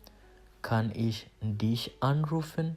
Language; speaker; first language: German; non-native, learner; Bangla